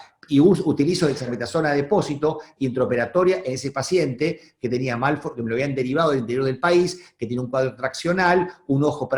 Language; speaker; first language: Spanish; native; Spanish